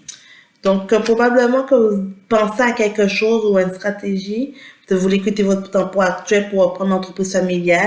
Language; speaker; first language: French; native; French